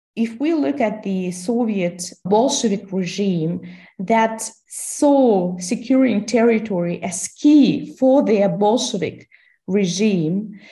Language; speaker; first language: English; non-native, fluent; Russian